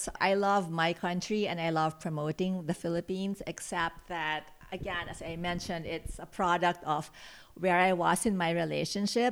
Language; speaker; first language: English; non-native, local second language; Filipino